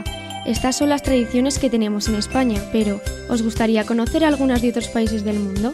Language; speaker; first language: Spanish; native; Spanish